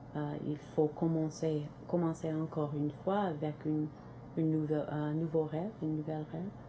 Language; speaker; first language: French; non-native, local second language; English